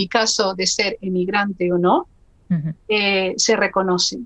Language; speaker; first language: Spanish; native; Spanish